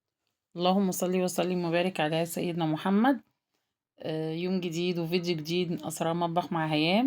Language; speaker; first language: Arabic; native; Arabic